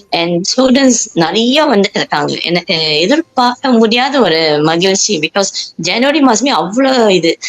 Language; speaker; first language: Tamil; early bilingual, heritage; Tamil